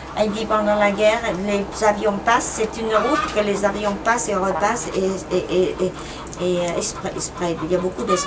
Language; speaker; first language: French; non-native, fluent; Vietnamese